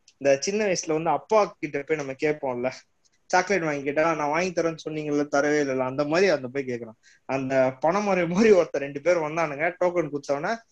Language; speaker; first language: Tamil; native; Tamil